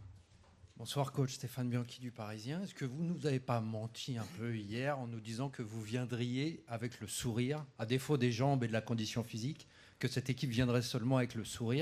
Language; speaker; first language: French; native; French